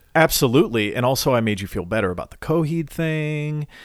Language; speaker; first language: English; native; English